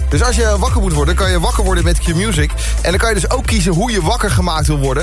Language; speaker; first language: Dutch; native; Dutch